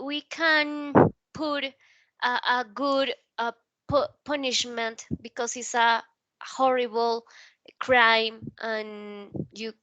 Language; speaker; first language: English; non-native, learner; Spanish